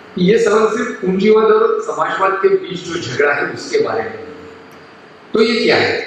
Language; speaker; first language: Hindi; non-native, local second language; Marathi